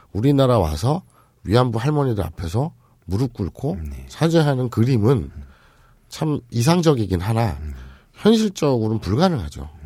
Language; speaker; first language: Korean; native; Korean